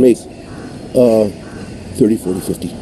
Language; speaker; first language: English; native; English